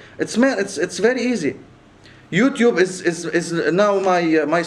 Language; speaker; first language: English; non-native, local second language; Arabic